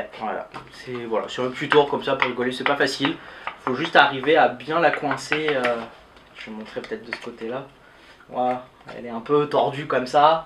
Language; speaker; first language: French; native; French